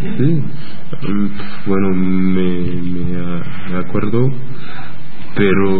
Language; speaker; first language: Spanish; non-native, learner; French